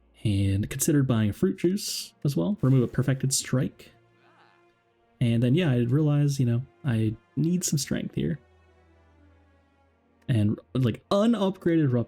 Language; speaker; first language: English; native; English